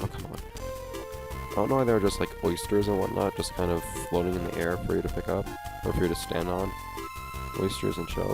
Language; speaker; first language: English; native; English